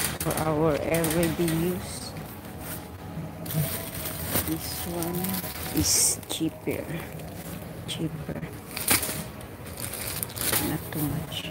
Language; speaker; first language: English; non-native, local second language; Filipino